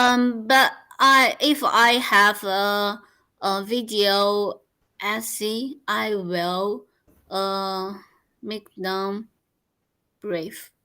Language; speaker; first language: English; non-native, learner; Chinese